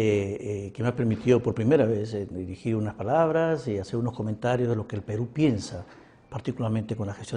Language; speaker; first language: Spanish; native; Spanish